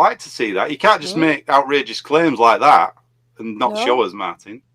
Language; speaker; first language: English; native; English